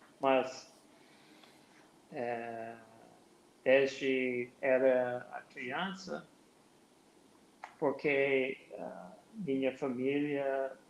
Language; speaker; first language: Portuguese; non-native, learner; English